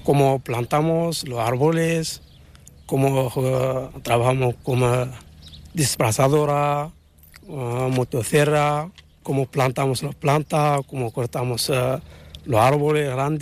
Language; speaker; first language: Spanish; non-native, learner; Arabic